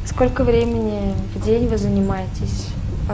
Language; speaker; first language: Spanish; non-native, fluent; Russian